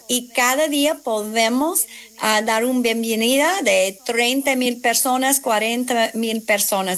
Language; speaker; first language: Spanish; non-native, fluent; English